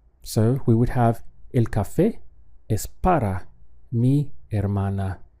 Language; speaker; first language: Spanish; non-native, fluent; English